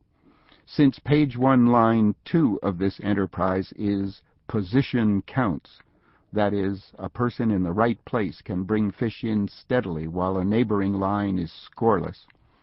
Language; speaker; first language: English; native; English